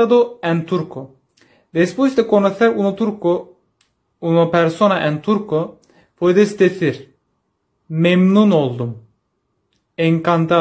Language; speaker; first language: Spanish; non-native, learner; Turkish